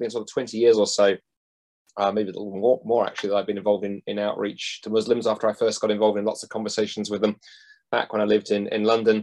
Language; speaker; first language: English; native; English